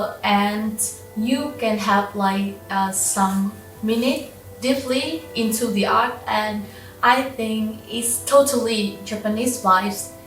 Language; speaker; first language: English; non-native, local second language; Vietnamese